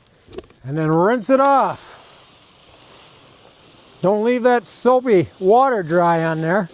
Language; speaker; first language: English; native; English